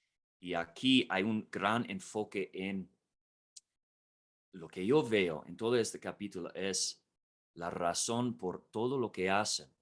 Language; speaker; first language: Spanish; non-native, fluent; English